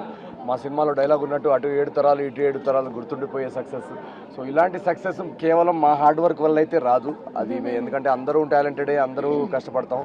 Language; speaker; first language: Telugu; native; Telugu